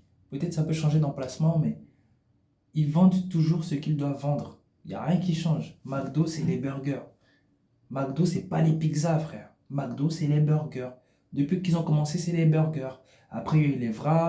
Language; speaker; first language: French; native; French